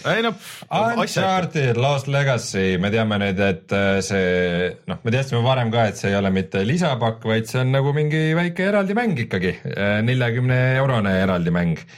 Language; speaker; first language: Estonian; native; Estonian